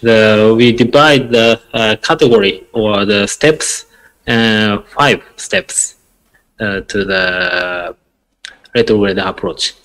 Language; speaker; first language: English; non-native, learner; Japanese